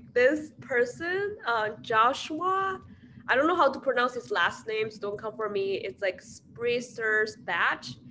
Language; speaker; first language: English; non-native, fluent; Chinese